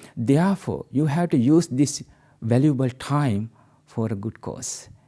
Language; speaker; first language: English; non-native, local second language; Sinhala